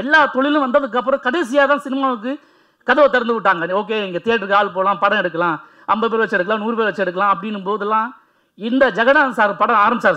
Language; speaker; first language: Tamil; native; Tamil